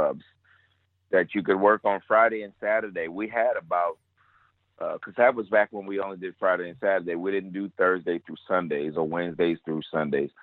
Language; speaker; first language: English; native; English